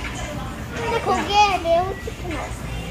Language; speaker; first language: Korean; non-native, learner; Mizo